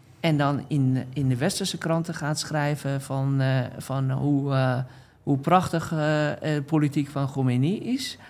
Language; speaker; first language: Dutch; non-native, fluent; Persian